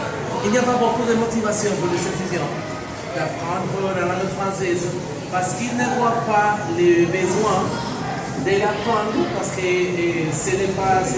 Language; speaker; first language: French; non-native, fluent; Spanish